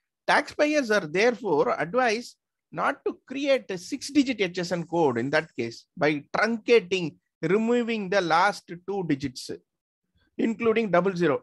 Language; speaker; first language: English; non-native, local second language; Tamil